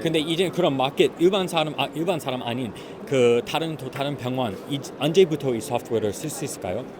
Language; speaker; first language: Korean; non-native, learner; English